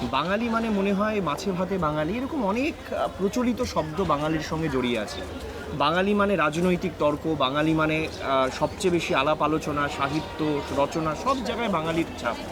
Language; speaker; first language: Bangla; native; Bangla